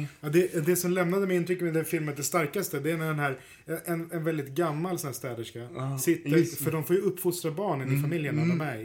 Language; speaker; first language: Swedish; native; Swedish